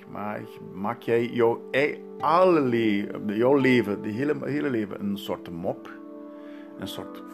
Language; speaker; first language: Dutch; non-native, learner; Portuguese